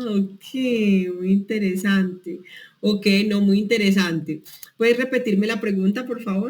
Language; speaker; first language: Spanish; native; Spanish